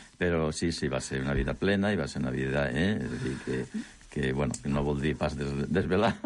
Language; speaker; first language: Catalan; non-native, local second language; Spanish